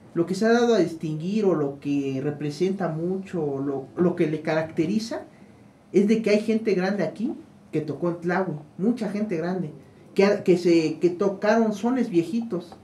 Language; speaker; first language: Spanish; native; Spanish